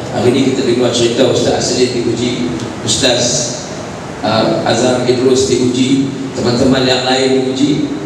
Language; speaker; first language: Malay; native; Malay